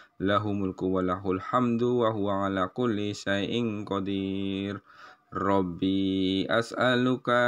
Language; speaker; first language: Arabic; non-native, learner; Indonesian